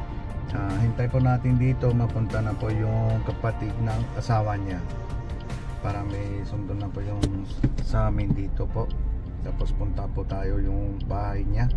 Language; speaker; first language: Filipino; non-native, learner; Hindi